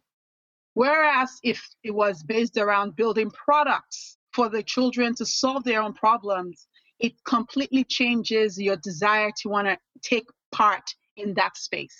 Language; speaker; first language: English; non-native, local second language; Yoruba